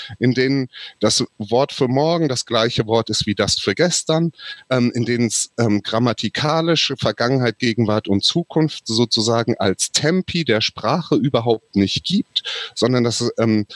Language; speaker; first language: German; native; German